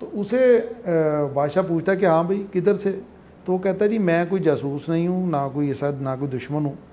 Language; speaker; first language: Urdu; non-native, local second language; Punjabi